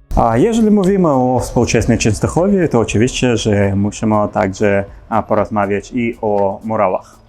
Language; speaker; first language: Polish; non-native, learner; Ukrainian